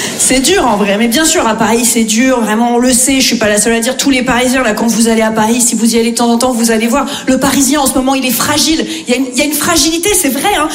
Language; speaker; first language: French; native; French